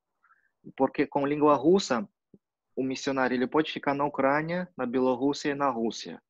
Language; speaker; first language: Portuguese; non-native, fluent; Russian